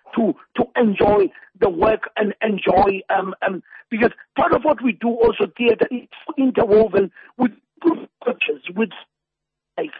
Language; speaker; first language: English; non-native, local second language; Zulu